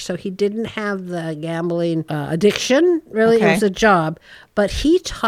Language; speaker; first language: English; native; English